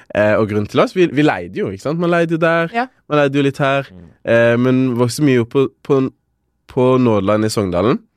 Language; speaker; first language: Norwegian; early bilingual, other home language; Kinyarwanda